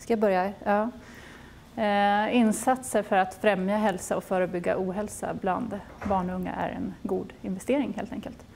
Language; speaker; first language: Swedish; native; Swedish